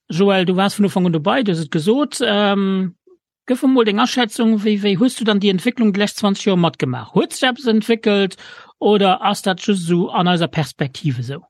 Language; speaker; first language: Luxembourgish; native; Luxembourgish